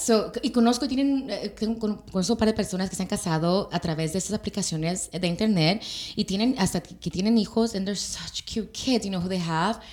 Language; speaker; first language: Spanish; early bilingual, heritage; Spanish